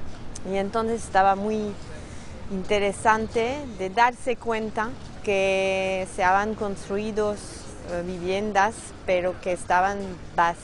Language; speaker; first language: Spanish; non-native, fluent; French